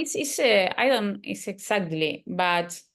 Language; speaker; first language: English; non-native, learner; Spanish